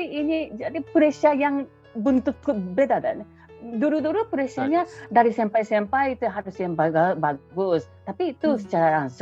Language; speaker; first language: Indonesian; non-native, fluent; Japanese